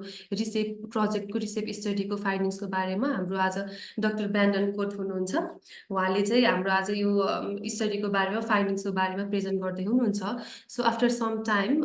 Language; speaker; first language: Nepali; native; Nepali